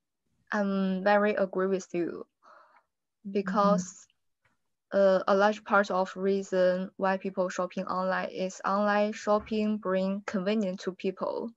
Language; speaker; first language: English; non-native, learner; Chinese